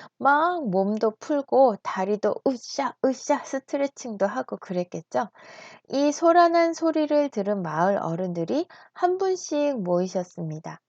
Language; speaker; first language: Korean; native; Korean